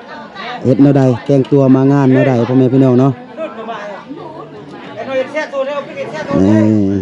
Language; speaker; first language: Thai; non-native, local second language; Lao